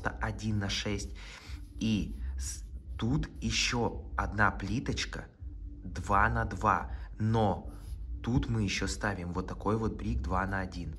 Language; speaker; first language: Russian; native; Russian